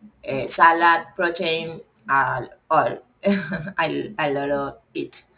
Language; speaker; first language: English; non-native, learner; Spanish